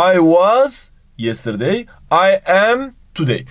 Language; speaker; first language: English; non-native, fluent; Turkish